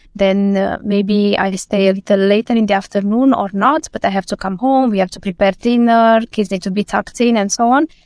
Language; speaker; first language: English; non-native, fluent; Romanian